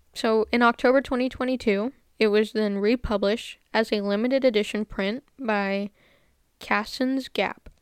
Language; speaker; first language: English; native; English